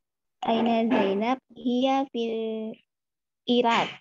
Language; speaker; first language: Arabic; non-native, learner; Indonesian